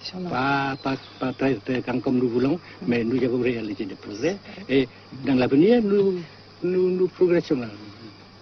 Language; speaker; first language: French; non-native, fluent; Vietnamese